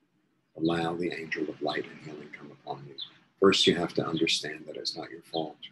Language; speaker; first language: English; native; English